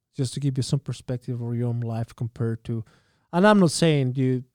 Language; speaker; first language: English; non-native, fluent; Spanish